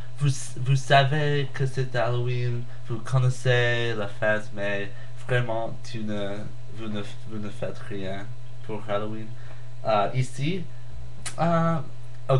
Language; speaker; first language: French; non-native, learner; English